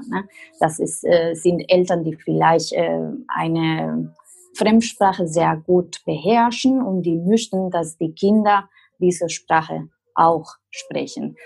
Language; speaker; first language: German; non-native, fluent; Spanish